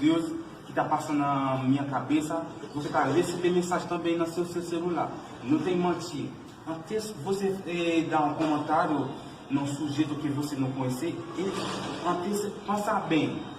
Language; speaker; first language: Portuguese; non-native, learner; Haitian Creole